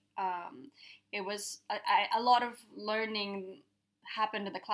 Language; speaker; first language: English; non-native, fluent; Spanish